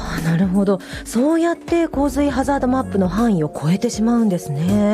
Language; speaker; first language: Japanese; native; Japanese